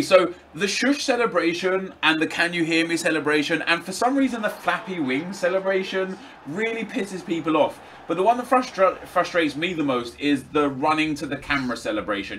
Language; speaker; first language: English; native; English